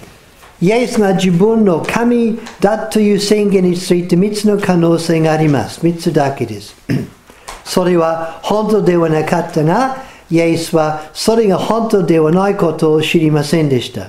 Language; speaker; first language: Japanese; non-native, fluent; English